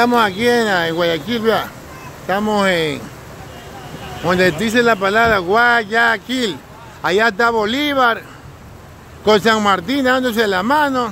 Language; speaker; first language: Spanish; native; Spanish